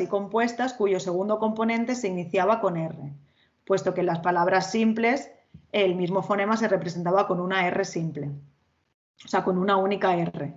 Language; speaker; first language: Spanish; native; Spanish